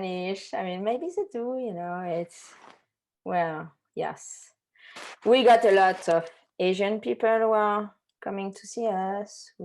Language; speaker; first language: English; non-native, fluent; French